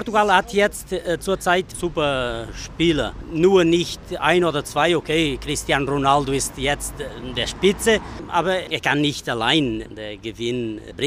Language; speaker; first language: German; non-native, learner; Portuguese